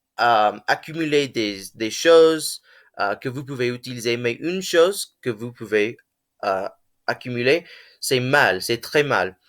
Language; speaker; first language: French; non-native, learner; English